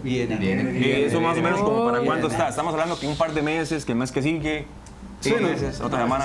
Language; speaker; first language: Spanish; native; Spanish